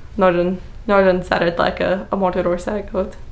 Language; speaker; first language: Hungarian; non-native, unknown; English